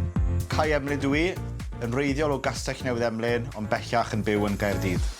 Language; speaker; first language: Welsh; native; Welsh